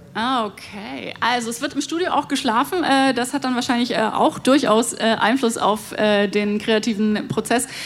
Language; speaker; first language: German; native; German